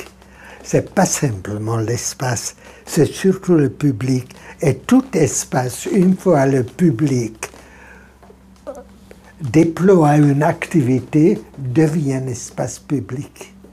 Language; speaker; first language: French; non-native, fluent; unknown